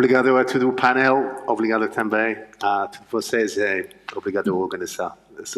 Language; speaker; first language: Portuguese; non-native, learner; English